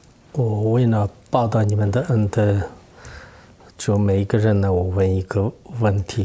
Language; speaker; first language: Chinese; non-native, local second language; Tibetan